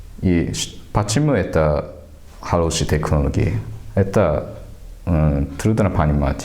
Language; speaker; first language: Russian; non-native, learner; Japanese